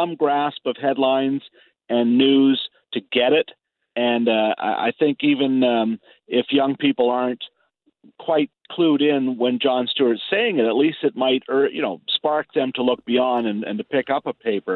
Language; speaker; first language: English; native; English